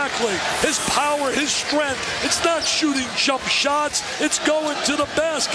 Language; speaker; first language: English; native; English